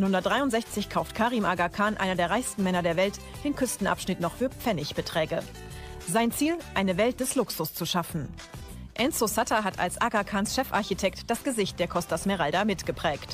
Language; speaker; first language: German; native; German